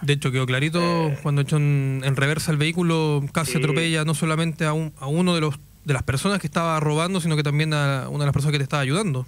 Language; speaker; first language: Spanish; native; Spanish